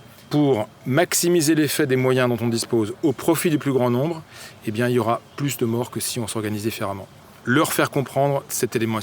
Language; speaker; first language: French; native; French